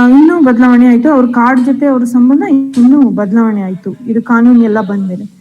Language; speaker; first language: Kannada; non-native, local second language; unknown